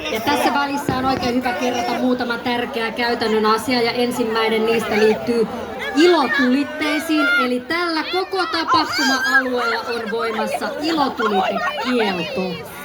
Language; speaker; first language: Finnish; native; Finnish